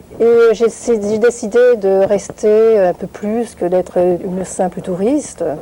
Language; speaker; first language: French; non-native, fluent; Vietnamese